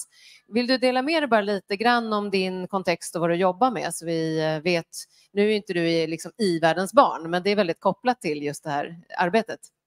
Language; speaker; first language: Swedish; native; Swedish